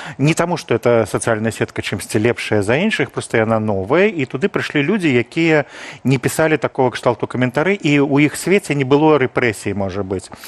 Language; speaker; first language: Belarusian; non-native, local second language; Russian